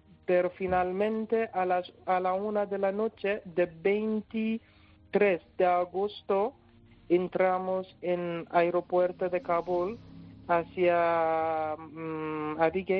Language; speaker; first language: Spanish; non-native, learner; Persian